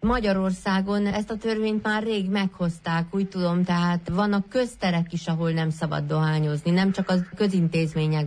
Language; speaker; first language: Hungarian; native; Hungarian